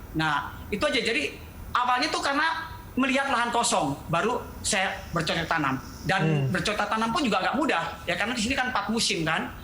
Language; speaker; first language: Indonesian; native; Indonesian